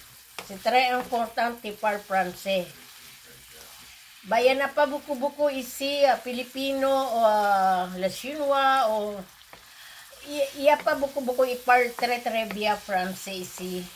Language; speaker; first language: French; non-native, learner; Filipino